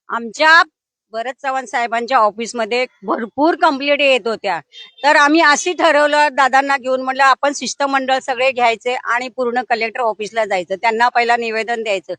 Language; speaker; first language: Marathi; native; Marathi